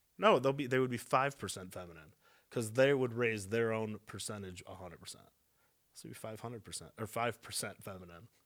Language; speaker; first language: English; native; English